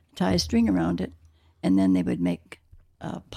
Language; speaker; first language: English; native; English